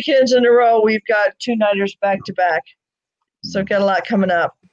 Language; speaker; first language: English; native; English